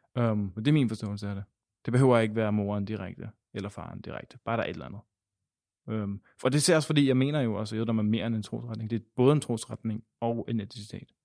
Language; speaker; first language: Danish; native; Danish